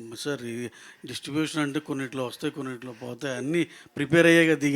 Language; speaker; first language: Telugu; native; Telugu